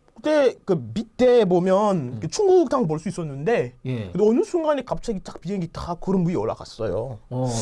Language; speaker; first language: Korean; non-native, fluent; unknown